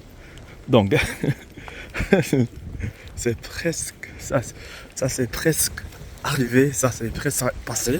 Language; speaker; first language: French; non-native, fluent; English